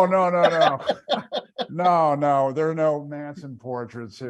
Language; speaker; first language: English; native; English